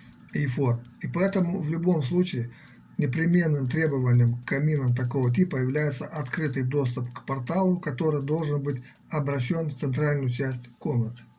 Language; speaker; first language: Russian; native; Russian